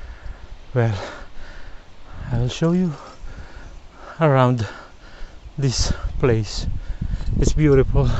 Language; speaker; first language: English; non-native, local second language; Filipino